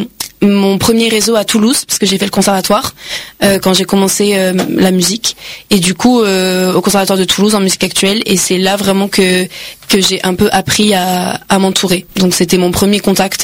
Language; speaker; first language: French; native; French